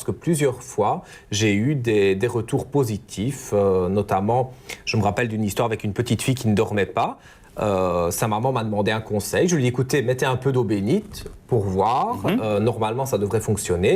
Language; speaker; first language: French; native; French